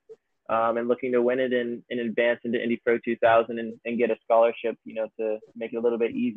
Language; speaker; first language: English; native; English